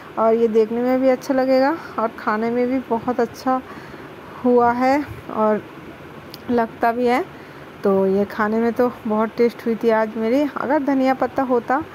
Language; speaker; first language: Hindi; non-native, local second language; Bangla